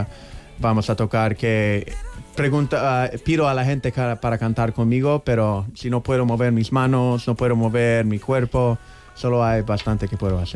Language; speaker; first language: Spanish; non-native, learner; English